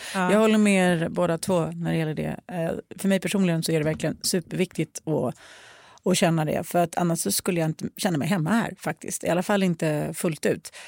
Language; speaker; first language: Swedish; early bilingual, other home language; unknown